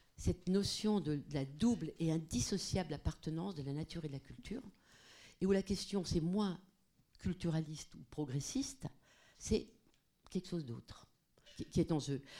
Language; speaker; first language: French; non-native, fluent; Portuguese